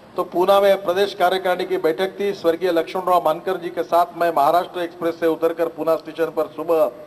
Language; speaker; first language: Hindi; non-native, local second language; Marathi